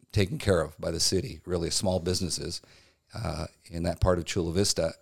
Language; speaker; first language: English; native; English